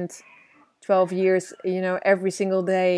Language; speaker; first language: English; non-native, fluent; Dutch